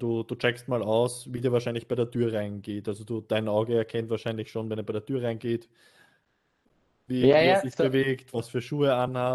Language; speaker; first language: German; native; German